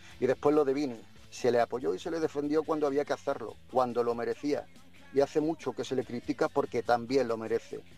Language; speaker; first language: Spanish; native; Spanish